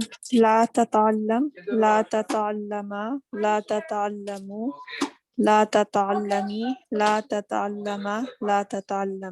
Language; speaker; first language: Arabic; non-native, learner; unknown